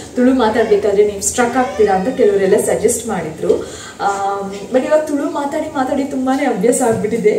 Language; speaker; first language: Kannada; non-native, local second language; Tulu